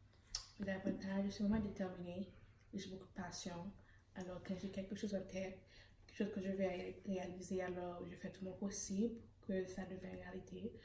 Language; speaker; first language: French; early bilingual, heritage; Haitian Creole